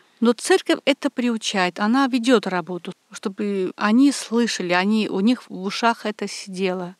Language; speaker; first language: Russian; non-native, local second language; Armenian